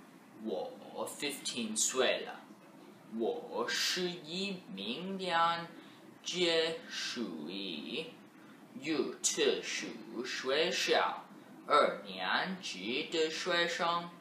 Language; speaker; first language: Chinese; non-native, learner; English